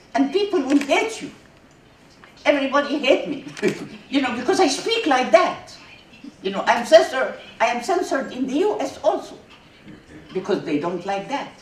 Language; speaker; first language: English; non-native, fluent; Arabic